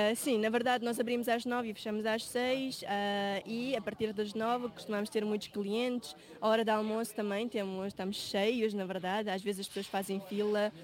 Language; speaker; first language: Portuguese; early bilingual, other home language; Uzbek